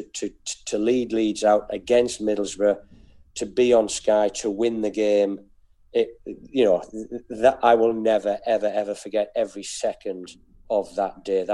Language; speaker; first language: English; native; English